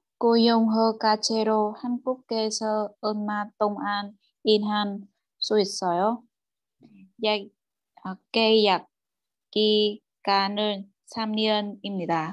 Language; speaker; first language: Korean; non-native, learner; Vietnamese